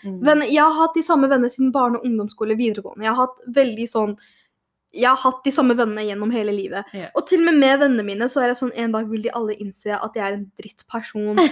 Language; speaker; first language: Norwegian; early bilingual, other home language; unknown